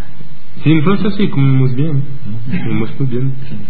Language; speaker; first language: Spanish; non-native, learner; French